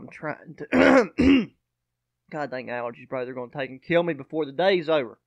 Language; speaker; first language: English; native; English